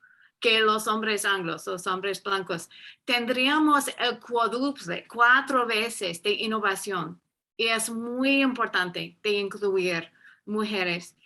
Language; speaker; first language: Spanish; non-native, fluent; English